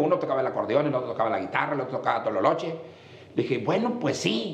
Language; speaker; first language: Spanish; native; Spanish